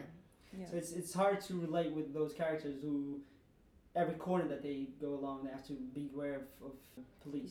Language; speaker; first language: English; non-native, fluent; Portuguese